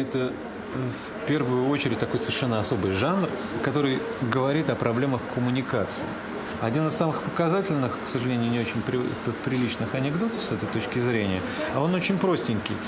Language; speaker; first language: Russian; native; Russian